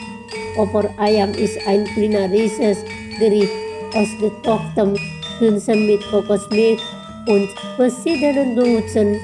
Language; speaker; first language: German; non-native, fluent; Indonesian